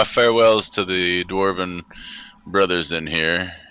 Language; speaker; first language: English; native; English